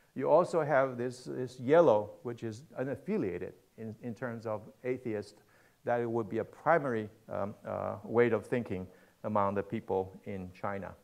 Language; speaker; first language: English; non-native, fluent; Chinese